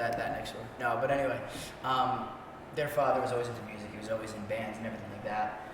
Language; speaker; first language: English; native; English